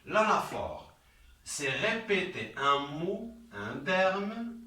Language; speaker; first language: French; non-native, local second language; Arabic